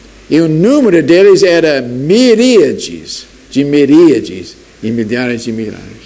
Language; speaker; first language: Portuguese; non-native, fluent; English